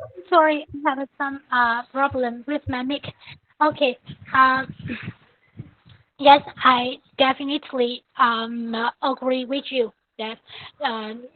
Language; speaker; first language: English; non-native, learner; Vietnamese